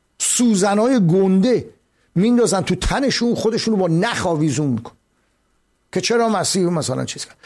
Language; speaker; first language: Persian; native; Persian